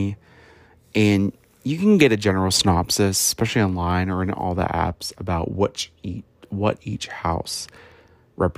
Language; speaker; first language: English; native; English